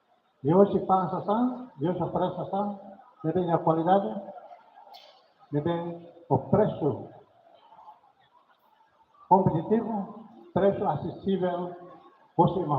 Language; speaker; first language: Portuguese; non-native, local second language; Tetum